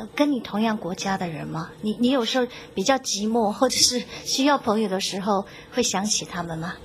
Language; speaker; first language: Chinese; native; Chinese